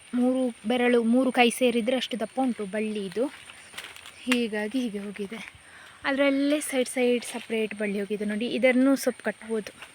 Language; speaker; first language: Kannada; native; Kannada